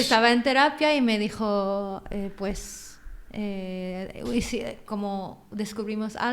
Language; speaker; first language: Spanish; non-native, fluent; Filipino